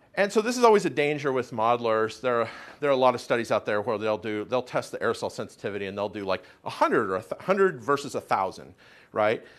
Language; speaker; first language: English; native; English